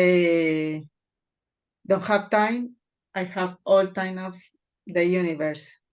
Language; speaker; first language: English; non-native, fluent; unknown